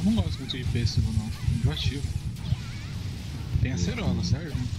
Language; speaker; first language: Portuguese; native; Portuguese